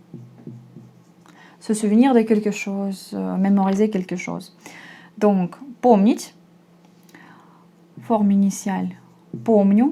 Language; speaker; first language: French; non-native, fluent; Russian